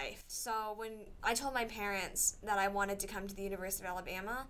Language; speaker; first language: English; native; English